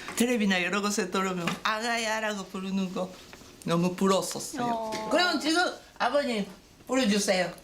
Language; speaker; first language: Korean; non-native, fluent; Japanese